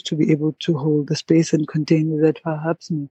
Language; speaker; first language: English; non-native, local second language; Zulu